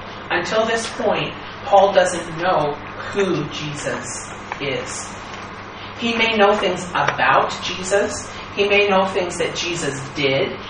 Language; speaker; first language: English; native; English